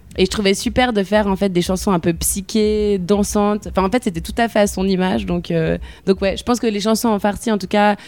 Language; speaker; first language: French; native; French